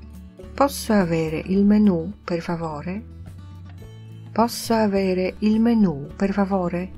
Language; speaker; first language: Italian; non-native, fluent; Polish